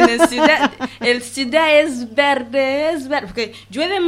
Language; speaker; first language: Spanish; non-native, learner; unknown